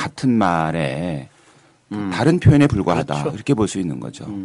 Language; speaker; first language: Korean; native; Korean